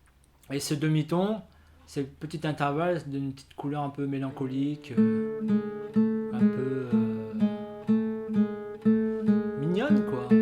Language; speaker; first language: French; native; French